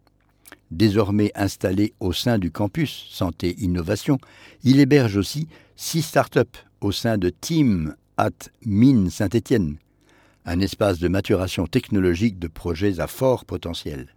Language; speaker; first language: French; native; French